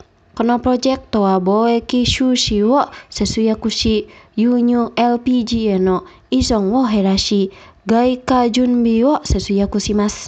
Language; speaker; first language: Japanese; non-native, fluent; Indonesian